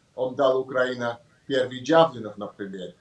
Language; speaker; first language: Russian; non-native, learner; English